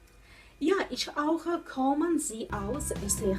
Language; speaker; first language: German; non-native, learner; Russian